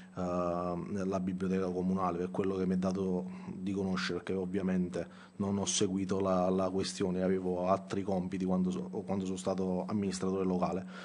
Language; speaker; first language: Italian; native; Italian